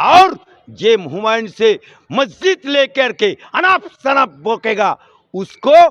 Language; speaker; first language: Hindi; non-native, local second language; Bangla